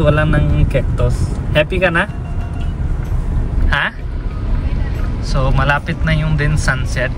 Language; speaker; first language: Filipino; non-native, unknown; Hindi